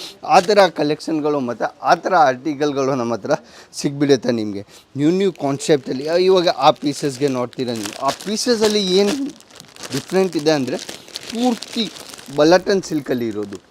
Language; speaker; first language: Kannada; non-native, fluent; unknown